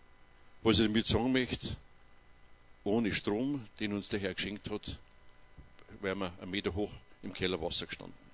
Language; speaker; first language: German; native; German